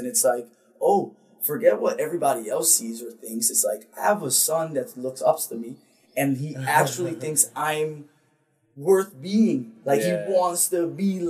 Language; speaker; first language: English; non-native, fluent; Papiamento